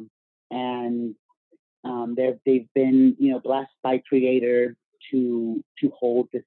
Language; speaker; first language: English; native; English